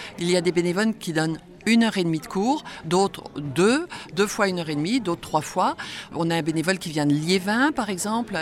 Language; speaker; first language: French; native; French